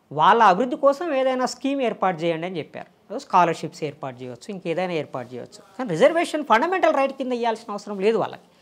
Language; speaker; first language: Telugu; native; Telugu